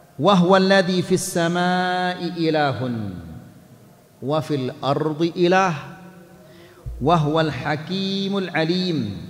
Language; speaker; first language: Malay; non-native, local second language; Sasak